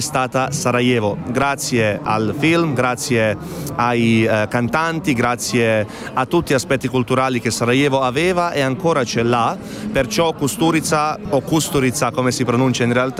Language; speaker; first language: Italian; non-native, fluent; Bosnian